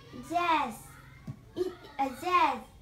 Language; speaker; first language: English; non-native, learner; Vietnamese